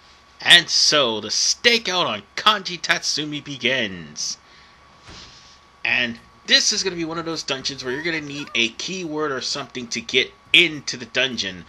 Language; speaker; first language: English; native; English